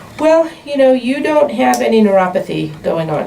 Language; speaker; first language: English; native; English